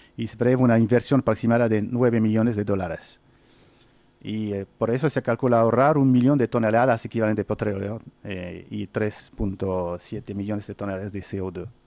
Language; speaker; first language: Spanish; non-native, fluent; Arabic